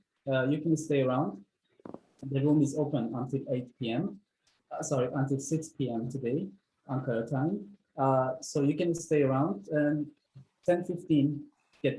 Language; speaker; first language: English; non-native, fluent; Turkish